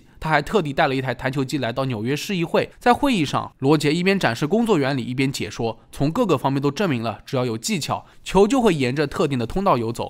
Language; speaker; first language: Chinese; native; Chinese